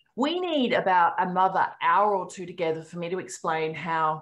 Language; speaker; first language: English; native; English